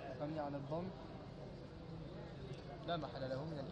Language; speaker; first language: Arabic; non-native, learner; French